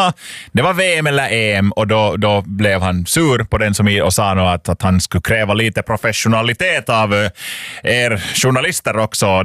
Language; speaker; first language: Swedish; native; Swedish